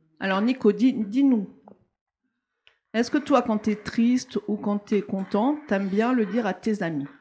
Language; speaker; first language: French; native; French